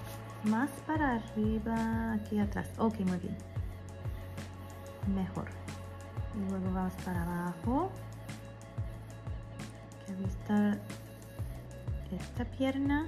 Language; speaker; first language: Spanish; early bilingual, heritage; Spanish